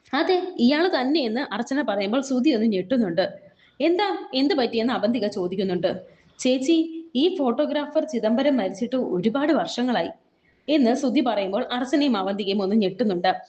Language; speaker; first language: Malayalam; native; Malayalam